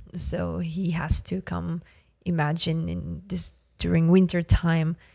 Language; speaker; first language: English; non-native, fluent; Yakut